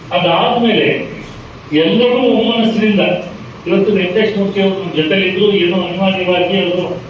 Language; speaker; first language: Kannada; native; Kannada